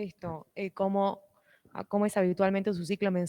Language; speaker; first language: Spanish; native; Spanish